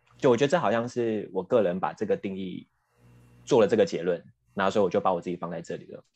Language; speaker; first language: Chinese; native; Chinese